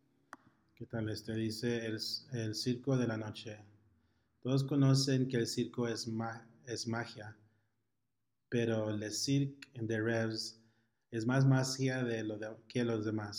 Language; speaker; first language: Spanish; early bilingual, heritage; Spanish